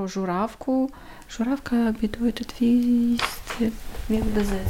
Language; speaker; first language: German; non-native, learner; Ukrainian